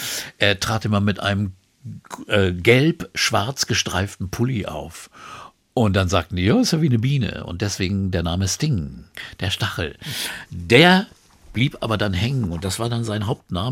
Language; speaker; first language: German; native; German